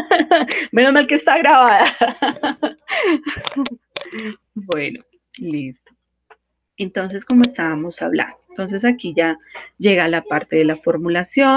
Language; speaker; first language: Spanish; native; Spanish